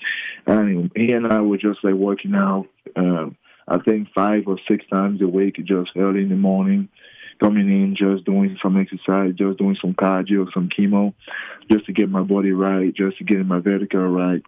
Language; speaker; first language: English; non-native, local second language; French